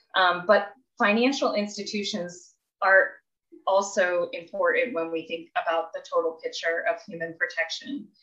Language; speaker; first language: English; native; English